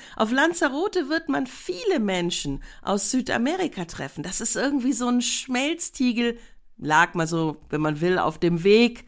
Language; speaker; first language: German; native; German